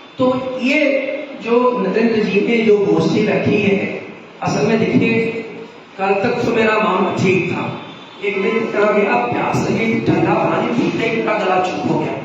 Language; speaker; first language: Hindi; non-native, local second language; Bhojpuri